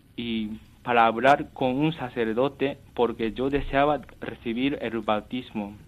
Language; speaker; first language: Spanish; non-native, fluent; Japanese